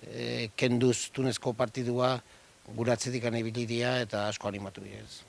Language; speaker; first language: Basque; native; Basque